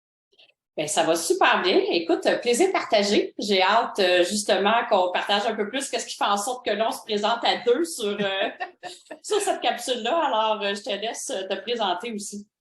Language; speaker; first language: French; native; French